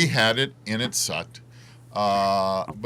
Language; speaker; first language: English; native; English